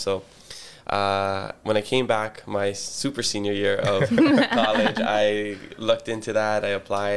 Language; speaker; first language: English; early bilingual, other home language; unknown